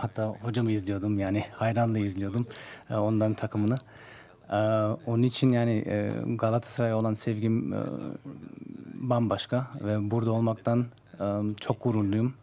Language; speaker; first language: Turkish; early bilingual, heritage; Turkish